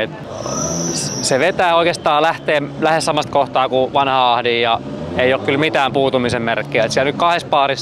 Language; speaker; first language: Finnish; native; Finnish